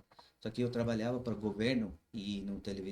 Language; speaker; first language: Portuguese; non-native, learner; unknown